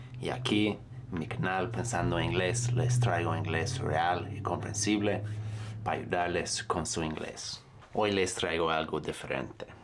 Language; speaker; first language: Spanish; non-native, fluent; English